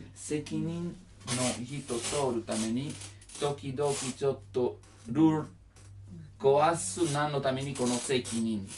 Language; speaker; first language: Japanese; non-native, learner; Italian